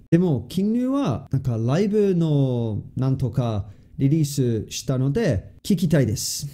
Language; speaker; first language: Japanese; non-native, fluent; English